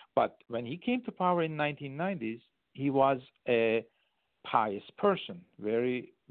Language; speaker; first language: English; non-native, fluent; Turkish